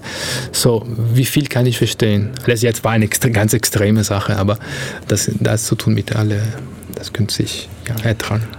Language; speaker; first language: German; non-native, fluent; Italian